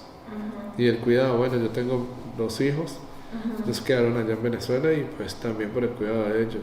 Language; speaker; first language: Spanish; native; Spanish